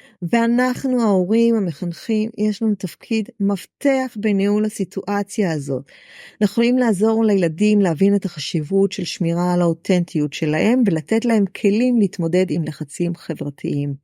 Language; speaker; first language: Hebrew; native; Hebrew